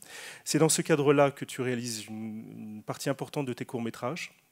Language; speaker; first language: French; native; French